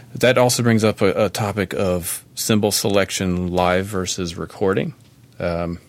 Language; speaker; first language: English; native; English